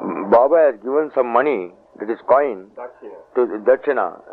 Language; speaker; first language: English; non-native, local second language; Marathi